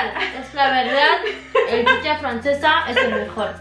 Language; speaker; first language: Spanish; non-native, learner; French